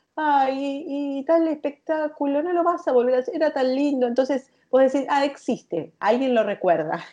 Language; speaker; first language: Spanish; native; Spanish